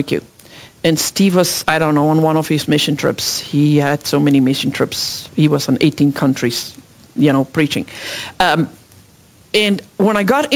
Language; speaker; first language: English; non-native, local second language; Afrikaans